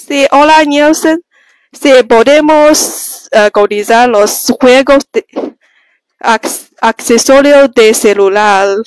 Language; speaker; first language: Spanish; non-native, learner; Chinese